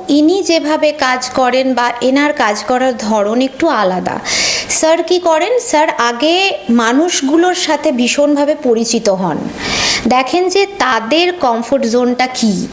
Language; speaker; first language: Bangla; native; Bangla